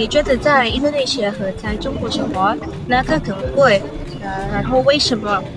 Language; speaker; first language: Chinese; non-native, learner; Indonesian